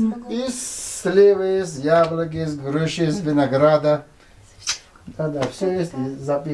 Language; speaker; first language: Russian; non-native, local second language; Armenian